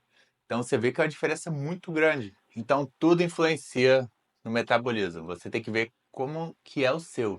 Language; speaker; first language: Portuguese; native; Portuguese